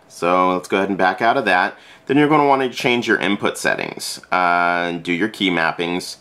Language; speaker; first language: English; native; English